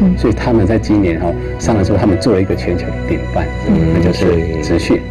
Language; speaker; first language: Chinese; native; Chinese